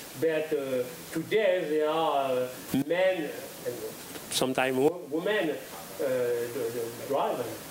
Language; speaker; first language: English; non-native, fluent; French